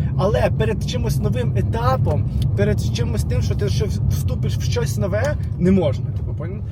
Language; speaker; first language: Ukrainian; non-native, local second language; Russian